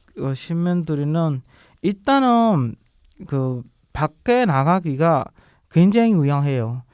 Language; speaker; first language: Korean; non-native, learner; Burmese